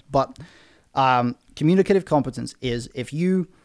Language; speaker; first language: English; native; English